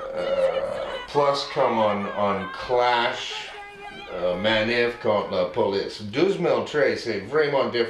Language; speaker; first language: French; non-native, learner; English